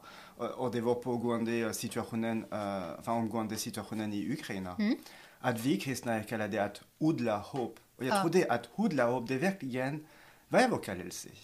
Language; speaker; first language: Swedish; non-native, fluent; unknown